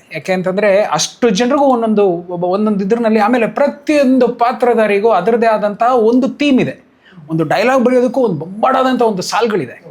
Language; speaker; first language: Kannada; native; Kannada